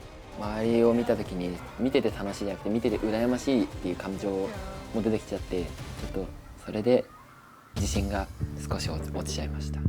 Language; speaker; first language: Japanese; native; Japanese